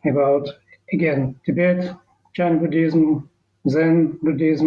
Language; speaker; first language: English; non-native, learner; Ukrainian